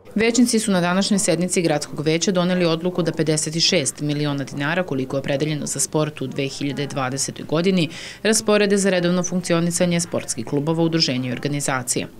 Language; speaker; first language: Serbian; native; Serbian